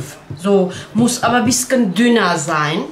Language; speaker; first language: German; non-native, learner; Turkish